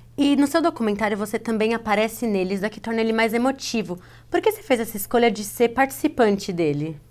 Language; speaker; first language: Portuguese; native; Portuguese